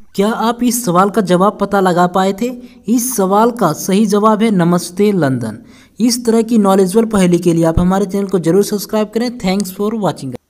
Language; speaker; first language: Hindi; native; Hindi